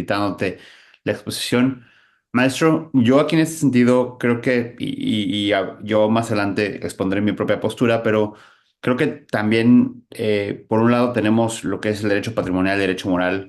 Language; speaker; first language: Spanish; native; Spanish